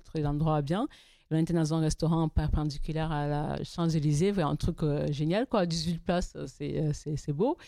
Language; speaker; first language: French; native; French